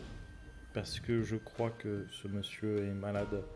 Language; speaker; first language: French; native; French